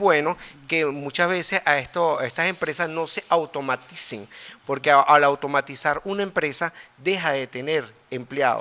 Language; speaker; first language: Spanish; native; Spanish